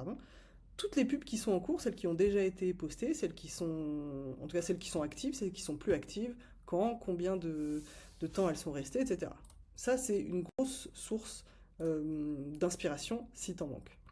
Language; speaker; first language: French; native; French